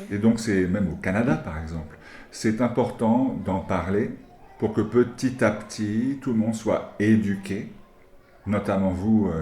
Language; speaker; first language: French; native; French